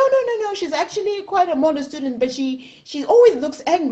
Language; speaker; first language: English; non-native, local second language; Shona